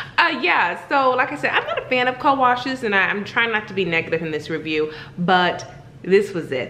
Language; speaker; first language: English; native; English